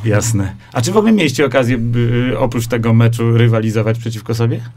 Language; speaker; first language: Polish; native; Polish